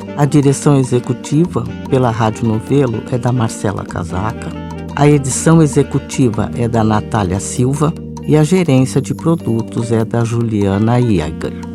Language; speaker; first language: Portuguese; native; Portuguese